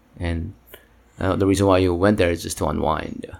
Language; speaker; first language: English; non-native, local second language; Filipino